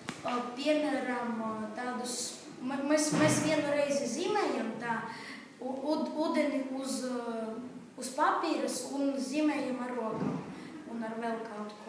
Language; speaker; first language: Latvian; non-native, local second language; Russian